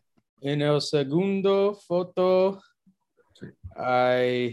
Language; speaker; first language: Spanish; non-native, learner; English